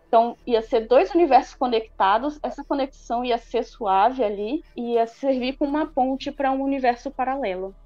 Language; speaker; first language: Portuguese; native; Portuguese